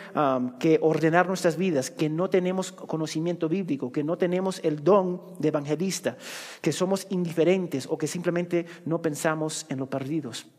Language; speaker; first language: Spanish; early bilingual, heritage; Spanish